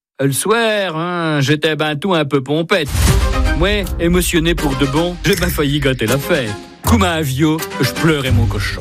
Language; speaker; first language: French; native; French